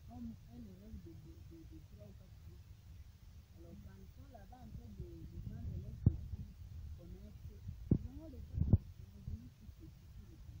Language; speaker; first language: French; non-native, local second language; Swahili